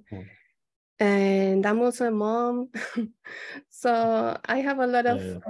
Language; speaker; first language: English; non-native, fluent; Spanish